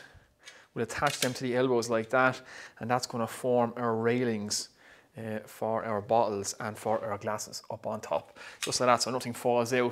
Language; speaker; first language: English; native; English